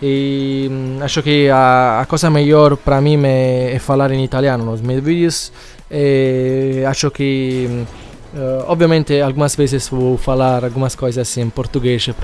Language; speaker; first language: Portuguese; non-native, learner; Italian